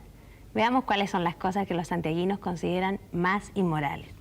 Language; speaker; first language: Spanish; native; Spanish